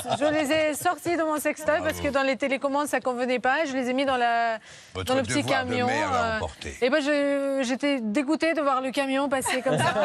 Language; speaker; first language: French; non-native, fluent; Russian